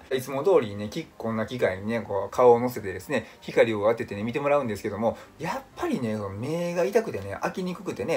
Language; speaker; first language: Japanese; native; Japanese